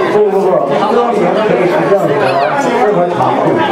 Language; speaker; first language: Chinese; native; Chinese